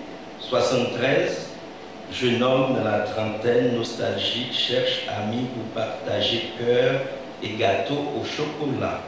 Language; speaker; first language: French; non-native, local second language; Haitian Creole